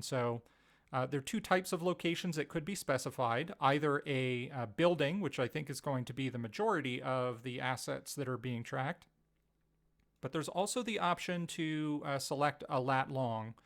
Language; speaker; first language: English; native; English